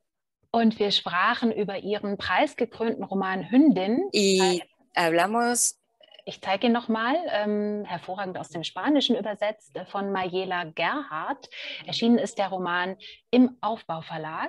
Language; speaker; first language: German; native; German